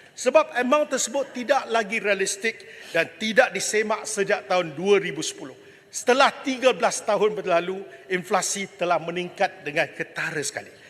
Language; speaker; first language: Malay; non-native, local second language; Chinese